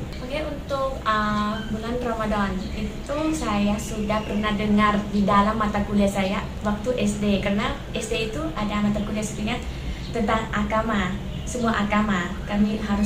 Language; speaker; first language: Indonesian; non-native, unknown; Thai